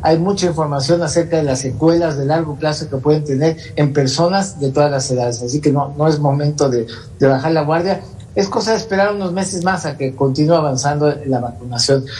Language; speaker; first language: Spanish; native; Spanish